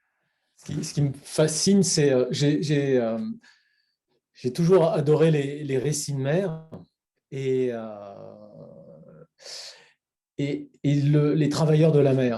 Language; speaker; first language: French; native; French